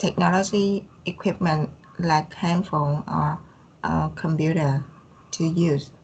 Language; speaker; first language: English; non-native, learner; Vietnamese